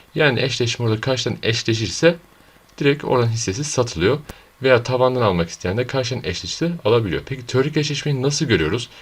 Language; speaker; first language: Turkish; native; Turkish